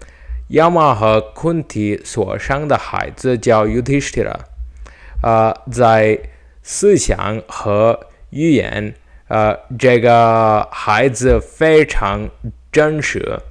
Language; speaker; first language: Chinese; non-native, learner; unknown